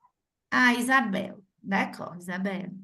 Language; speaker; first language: French; non-native, fluent; Portuguese